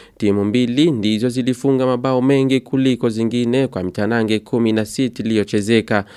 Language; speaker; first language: Swahili; non-native, local second language; Rundi